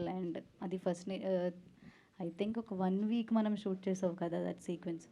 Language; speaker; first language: Telugu; non-native, learner; Malayalam